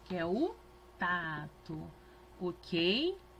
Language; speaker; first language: Portuguese; native; Portuguese